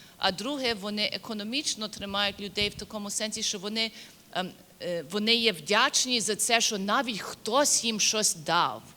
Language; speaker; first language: Ukrainian; early bilingual, heritage; Ukrainian